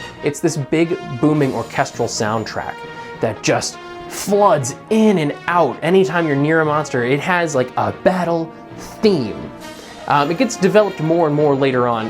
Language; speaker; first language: English; native; English